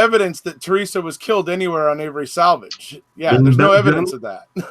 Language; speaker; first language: English; native; English